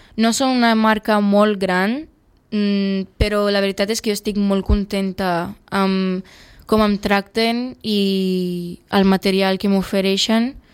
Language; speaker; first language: Catalan; early bilingual, other home language; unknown